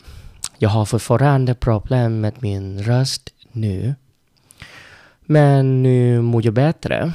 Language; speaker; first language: Swedish; non-native, learner; Vietnamese